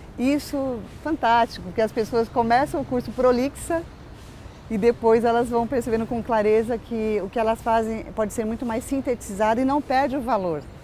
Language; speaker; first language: Portuguese; native; Portuguese